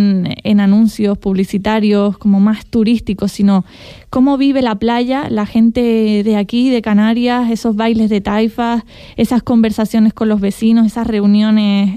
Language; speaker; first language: Spanish; native; Spanish